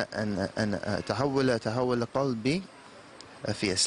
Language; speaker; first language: Arabic; non-native, learner; English